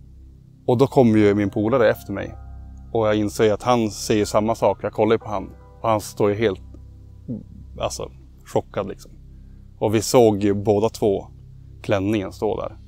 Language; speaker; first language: Swedish; native; Swedish